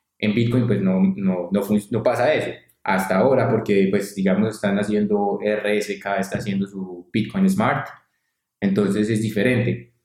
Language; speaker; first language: Spanish; native; Spanish